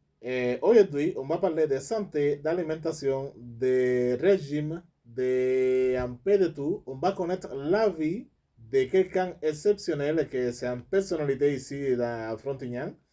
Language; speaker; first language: French; non-native, learner; Spanish